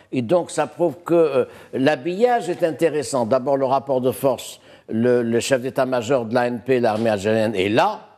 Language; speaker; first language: French; non-native, local second language; Arabic